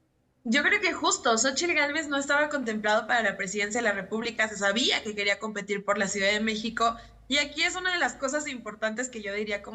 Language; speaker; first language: Spanish; native; Spanish